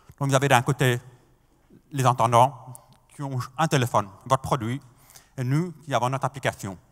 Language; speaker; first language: French; non-native, fluent; English